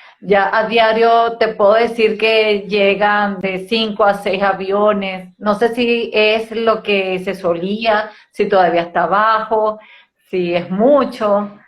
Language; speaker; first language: Spanish; native; Spanish